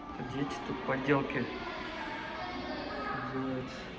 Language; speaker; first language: Russian; native; Russian